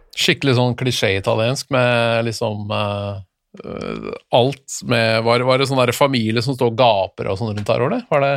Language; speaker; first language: Norwegian; native; Norwegian